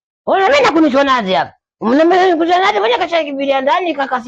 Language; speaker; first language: Swahili; native; Swahili